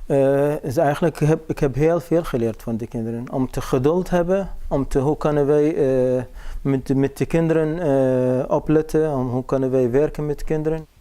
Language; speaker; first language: Dutch; non-native, learner; Arabic